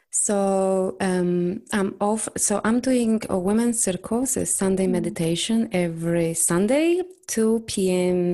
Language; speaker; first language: English; non-native, fluent; Polish